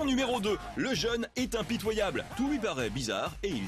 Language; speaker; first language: French; native; French